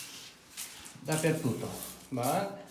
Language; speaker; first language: Italian; non-native, fluent; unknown